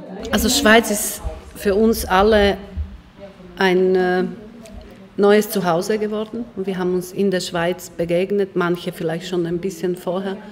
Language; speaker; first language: German; non-native, fluent; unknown